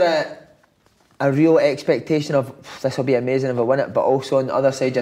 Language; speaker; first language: English; native; English